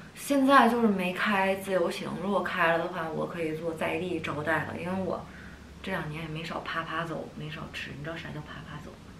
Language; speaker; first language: Chinese; native; Chinese